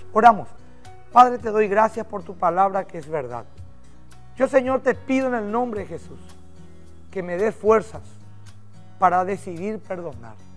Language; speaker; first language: Spanish; native; Spanish